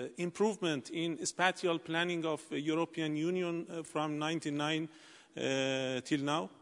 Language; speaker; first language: English; non-native, learner; Persian